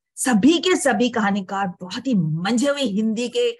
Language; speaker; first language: Hindi; native; Hindi